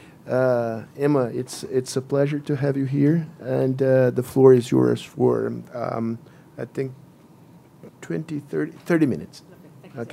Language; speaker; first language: English; non-native, fluent; Portuguese